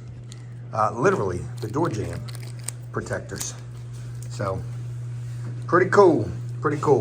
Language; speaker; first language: English; native; English